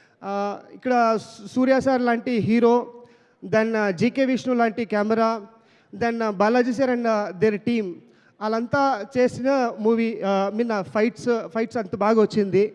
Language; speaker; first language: Telugu; non-native, learner; Kannada